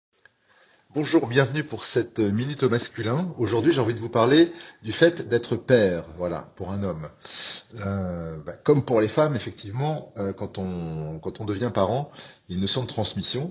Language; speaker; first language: French; native; French